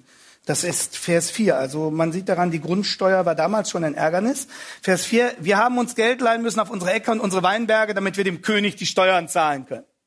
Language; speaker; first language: German; native; German